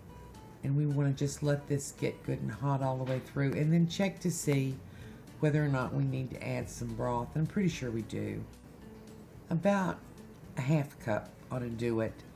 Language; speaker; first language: English; native; English